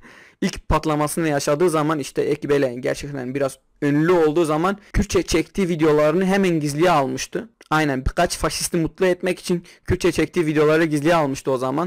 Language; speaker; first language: Turkish; non-native, local second language; Kurdish